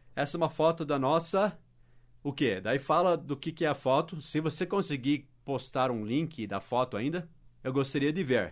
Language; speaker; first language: Portuguese; non-native, fluent; English